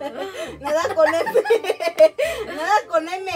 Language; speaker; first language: Spanish; early bilingual, heritage; Spanish